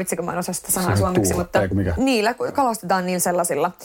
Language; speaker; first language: Finnish; early bilingual, heritage; Finnish